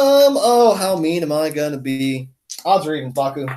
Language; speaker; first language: English; native; English